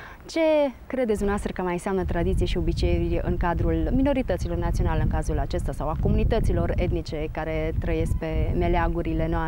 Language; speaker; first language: Romanian; native; Romanian